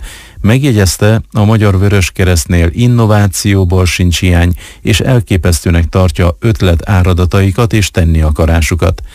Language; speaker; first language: Hungarian; native; Hungarian